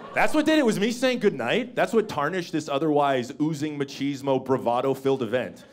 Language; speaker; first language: English; native; English